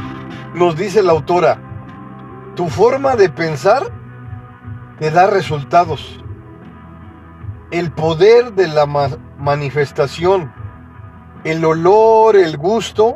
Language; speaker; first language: Spanish; native; Spanish